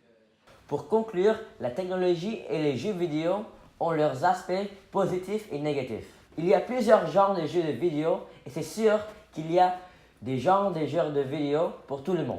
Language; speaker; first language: French; non-native, fluent; English